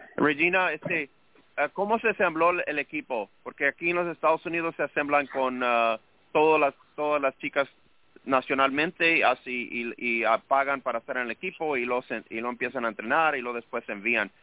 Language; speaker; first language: Spanish; early bilingual, other home language; English